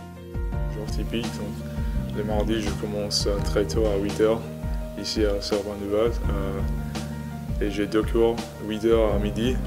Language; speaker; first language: French; non-native, fluent; English